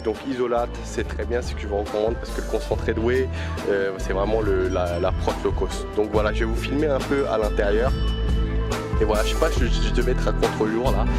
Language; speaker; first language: French; native; French